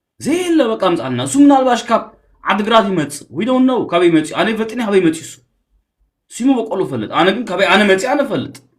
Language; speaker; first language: Tigrinya; early bilingual, heritage; Tigrinya